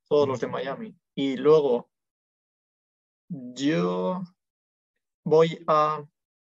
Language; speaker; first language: Spanish; non-native, fluent; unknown